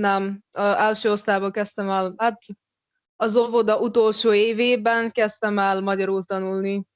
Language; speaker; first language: Hungarian; non-native, local second language; Russian